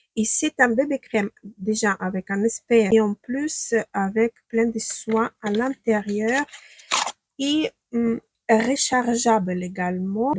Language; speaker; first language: French; non-native, fluent; Ukrainian